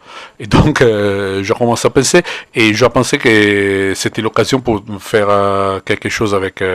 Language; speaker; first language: French; non-native, fluent; Italian